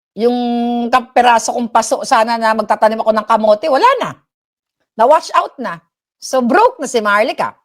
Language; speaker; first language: Filipino; non-native, local second language; Hiligaynon